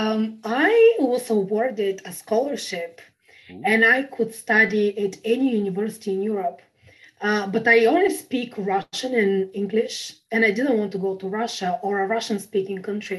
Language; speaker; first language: English; non-native, fluent; Bulgarian